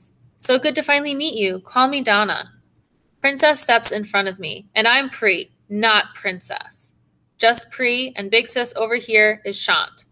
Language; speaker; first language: English; native; English